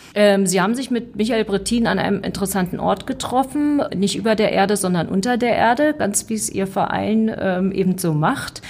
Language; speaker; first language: German; native; German